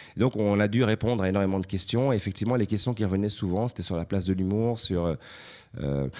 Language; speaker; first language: French; native; French